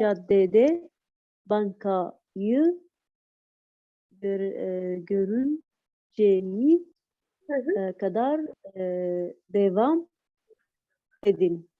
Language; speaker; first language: Turkish; non-native, learner; Arabic